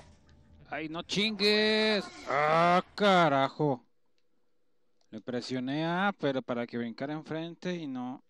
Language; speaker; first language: Spanish; native; Spanish